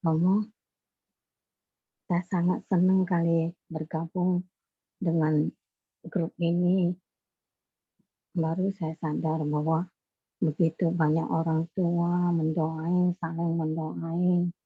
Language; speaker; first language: Indonesian; non-native, local second language; Chinese